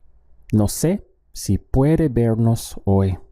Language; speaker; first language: Spanish; non-native, fluent; English